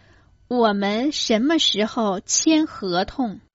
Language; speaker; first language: Chinese; non-native, fluent; Croatian